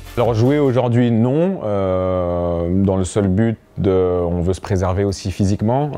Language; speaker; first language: French; native; French